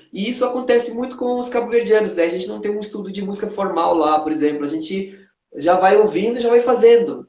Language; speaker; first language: Portuguese; non-native, local second language; Kabuverdianu